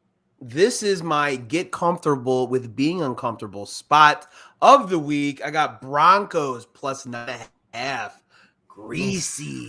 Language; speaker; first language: English; native; English